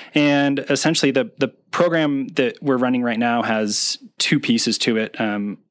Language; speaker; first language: English; native; English